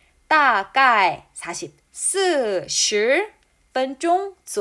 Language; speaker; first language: Chinese; non-native, fluent; Korean